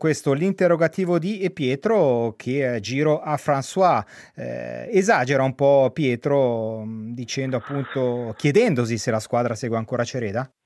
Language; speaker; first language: Italian; native; Italian